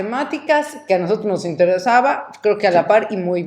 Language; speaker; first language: Spanish; native; Spanish